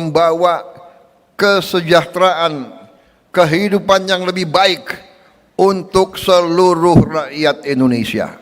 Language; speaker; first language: Indonesian; native; Indonesian